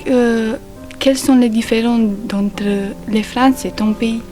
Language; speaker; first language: French; non-native, learner; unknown